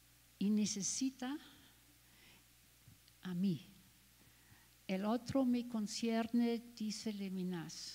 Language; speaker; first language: Spanish; non-native, fluent; German